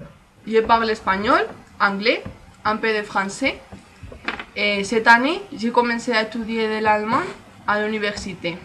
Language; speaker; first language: French; non-native, learner; Spanish